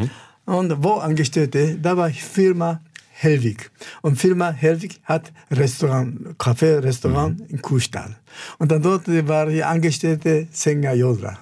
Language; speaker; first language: German; non-native, fluent; Japanese